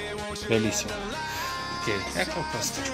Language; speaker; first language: Italian; non-native, learner; Portuguese